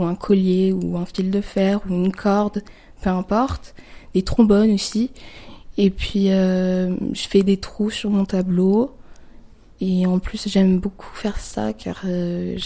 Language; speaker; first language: French; native; French